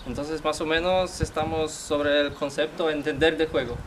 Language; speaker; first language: Spanish; non-native, learner; Polish